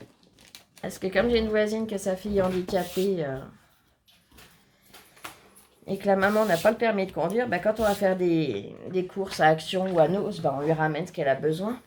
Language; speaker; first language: French; native; French